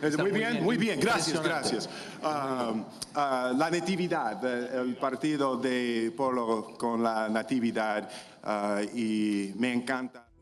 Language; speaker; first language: Spanish; non-native, learner; English